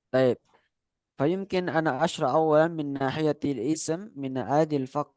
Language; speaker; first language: Arabic; non-native, fluent; Indonesian